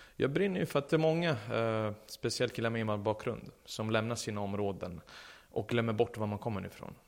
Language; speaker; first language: Swedish; early bilingual, other home language; Serbian